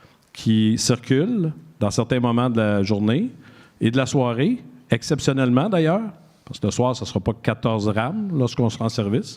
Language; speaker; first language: French; native; French